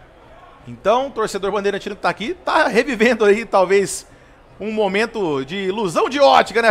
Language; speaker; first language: Portuguese; native; Portuguese